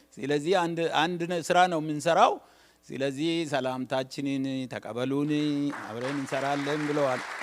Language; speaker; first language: Amharic; non-native, local second language; Oromo